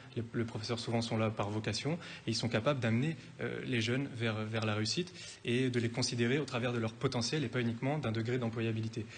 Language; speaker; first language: French; native; French